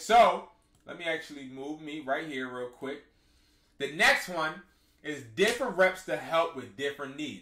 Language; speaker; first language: English; native; English